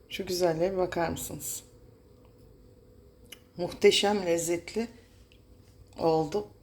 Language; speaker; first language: Turkish; native; Turkish